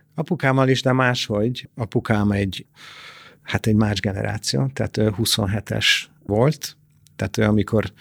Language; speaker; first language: Hungarian; non-native, fluent; Italian